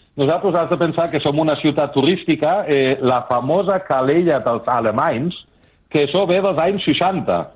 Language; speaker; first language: Catalan; early bilingual, other home language; German